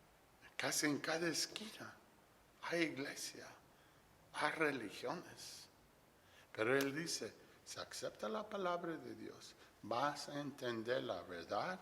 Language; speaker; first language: Spanish; non-native, fluent; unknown